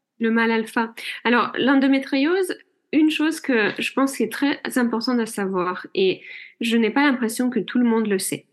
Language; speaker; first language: French; non-native, fluent; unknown